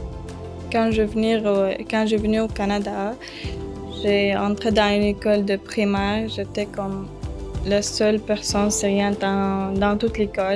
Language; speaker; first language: French; early bilingual, other home language; Arabic